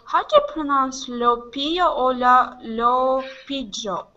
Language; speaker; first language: English; non-native, fluent; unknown